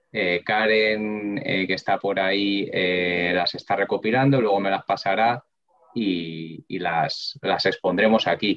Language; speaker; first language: Spanish; native; Spanish